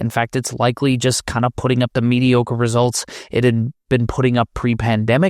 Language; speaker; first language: English; native; English